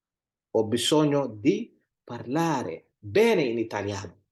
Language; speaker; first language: Italian; non-native, learner; Somali